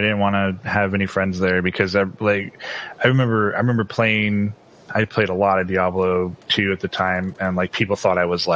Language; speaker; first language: English; native; English